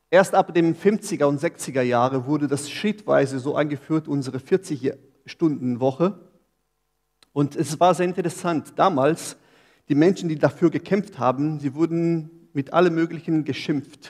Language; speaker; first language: German; non-native, fluent; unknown